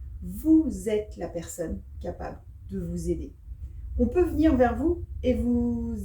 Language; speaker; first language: French; native; French